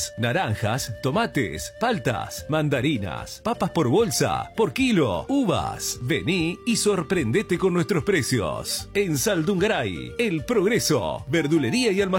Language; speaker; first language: Spanish; native; Spanish